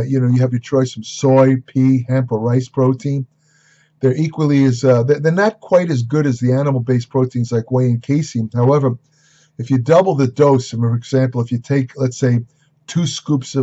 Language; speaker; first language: English; native; English